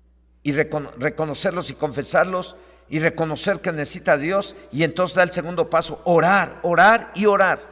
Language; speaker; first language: Spanish; native; Spanish